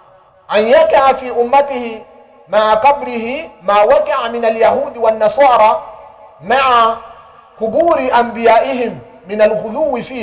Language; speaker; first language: Arabic; non-native, fluent; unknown